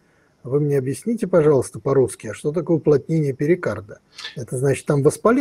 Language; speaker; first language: Russian; native; Russian